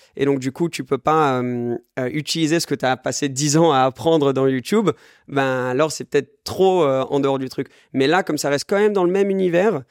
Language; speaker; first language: French; early bilingual, other home language; English